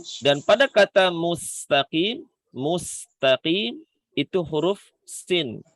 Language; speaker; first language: Indonesian; native; Indonesian